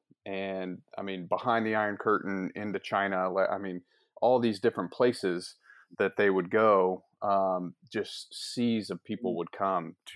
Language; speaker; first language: English; native; English